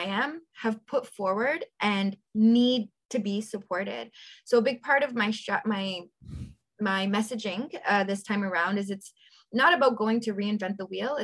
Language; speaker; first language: English; native; English